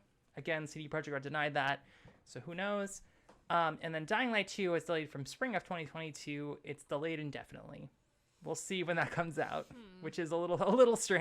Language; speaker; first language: English; native; English